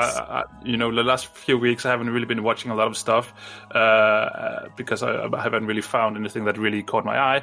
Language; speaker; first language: English; non-native, fluent; Danish